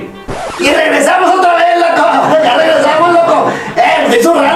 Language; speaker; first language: Spanish; native; Spanish